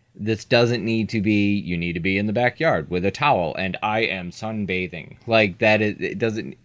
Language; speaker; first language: English; native; English